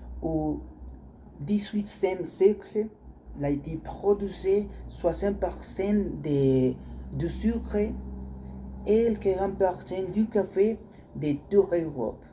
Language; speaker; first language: French; non-native, learner; Spanish